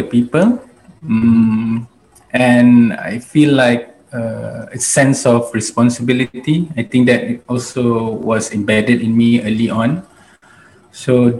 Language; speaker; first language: English; non-native, local second language; Malay